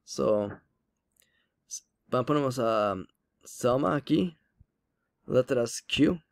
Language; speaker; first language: Spanish; non-native, learner; English